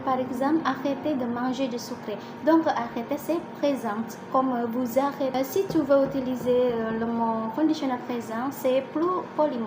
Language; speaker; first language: French; non-native, learner; Indonesian